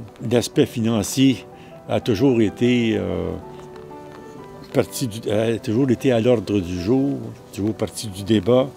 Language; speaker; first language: French; native; French